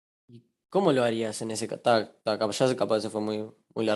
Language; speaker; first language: Spanish; native; Spanish